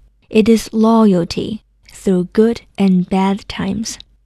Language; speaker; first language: English; non-native, fluent; Chinese